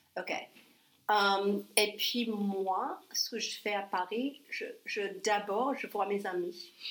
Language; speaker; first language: French; non-native, fluent; English